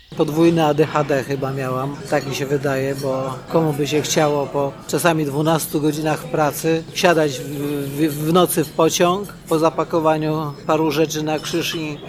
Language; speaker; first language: Polish; native; Polish